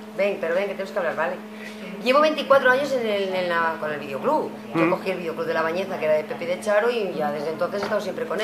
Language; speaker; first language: Spanish; native; Spanish